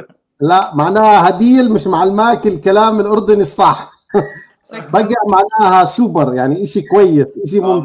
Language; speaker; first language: Arabic; native; Arabic